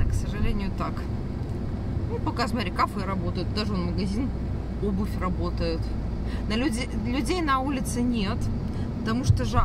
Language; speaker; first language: Russian; native; Russian